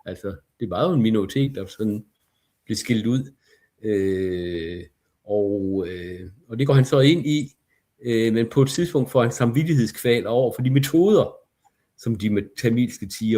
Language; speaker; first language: Danish; native; Danish